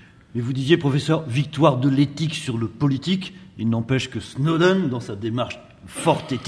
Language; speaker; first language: French; native; French